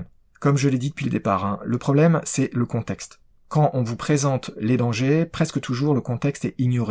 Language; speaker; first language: French; native; French